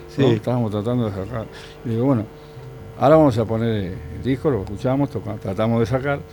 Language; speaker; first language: Spanish; native; Spanish